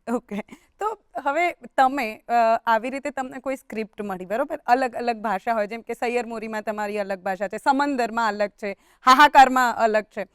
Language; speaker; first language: Gujarati; native; Gujarati